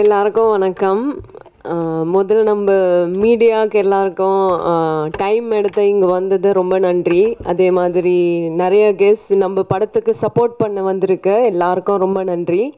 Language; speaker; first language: Tamil; non-native, local second language; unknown